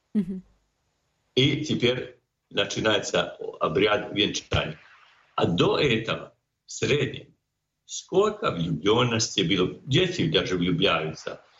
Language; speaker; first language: Russian; non-native, fluent; Croatian